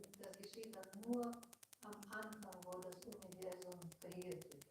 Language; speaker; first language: German; non-native, fluent; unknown